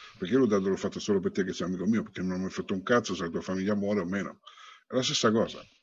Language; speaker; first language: Italian; native; Italian